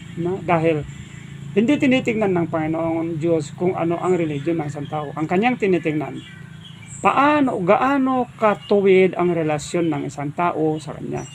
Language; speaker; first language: Filipino; non-native, local second language; Iloko